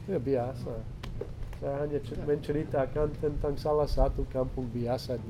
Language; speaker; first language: Indonesian; non-native, fluent; English